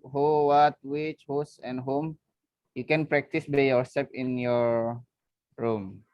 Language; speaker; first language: English; non-native, fluent; Indonesian